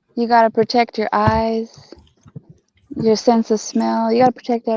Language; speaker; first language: English; native; English